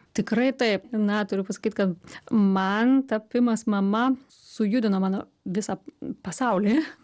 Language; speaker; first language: Lithuanian; native; Lithuanian